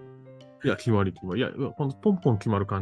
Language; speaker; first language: Japanese; native; Japanese